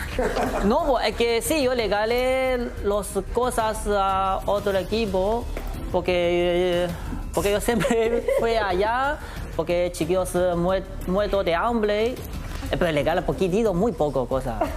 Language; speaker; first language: Spanish; non-native, learner; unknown